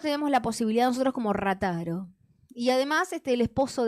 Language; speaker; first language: Spanish; native; Spanish